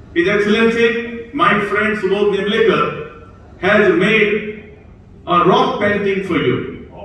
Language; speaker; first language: English; non-native, local second language; Hindi